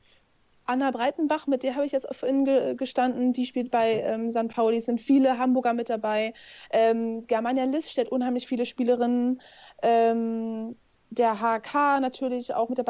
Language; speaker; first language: German; native; German